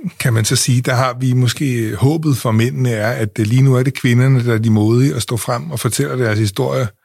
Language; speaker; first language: Danish; native; Danish